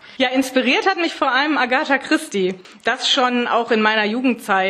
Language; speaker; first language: German; native; German